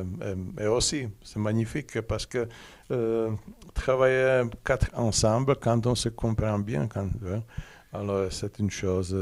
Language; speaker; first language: French; non-native, learner; Czech